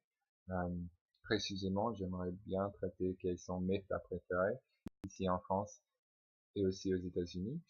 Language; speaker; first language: French; non-native, fluent; English